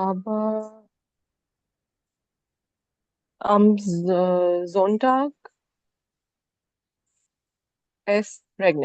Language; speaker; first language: German; non-native, learner; Hindi